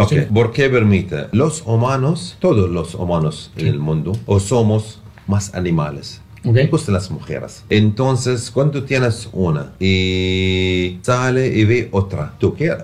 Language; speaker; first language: Spanish; non-native, learner; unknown